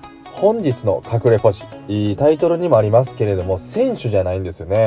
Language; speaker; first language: Japanese; native; Japanese